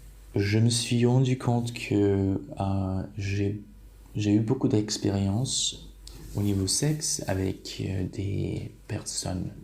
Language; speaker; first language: French; non-native, fluent; Polish